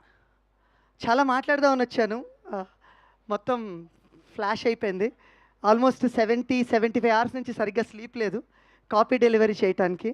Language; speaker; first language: Telugu; native; Telugu